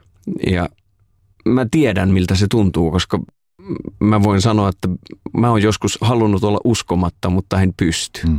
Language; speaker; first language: Finnish; native; Finnish